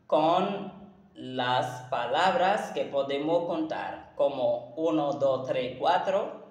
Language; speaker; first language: Spanish; non-native, learner; Haitian Creole